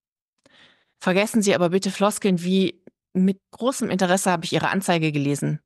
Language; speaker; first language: German; native; German